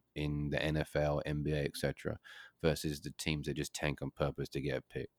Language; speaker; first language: English; native; English